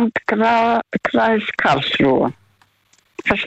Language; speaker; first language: German; non-native, fluent; Russian